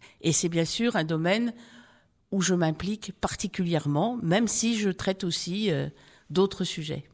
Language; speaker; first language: French; native; French